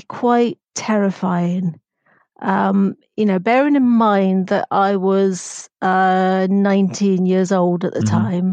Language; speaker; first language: English; native; English